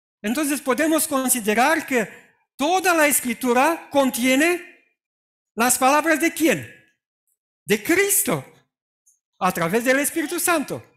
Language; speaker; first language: Spanish; non-native, fluent; Romanian